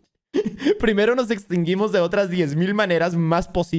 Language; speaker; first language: Spanish; native; Spanish